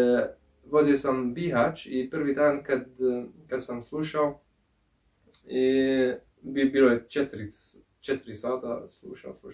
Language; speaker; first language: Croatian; early bilingual, heritage; English